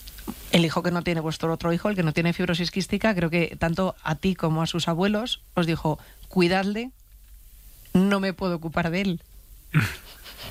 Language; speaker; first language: Spanish; native; Spanish